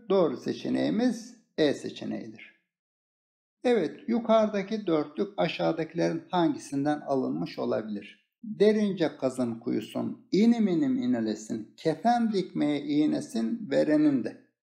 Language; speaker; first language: Turkish; native; Turkish